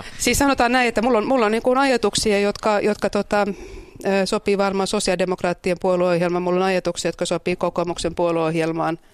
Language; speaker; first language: Finnish; native; Finnish